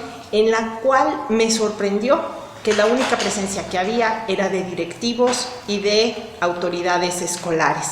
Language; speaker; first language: Spanish; native; Spanish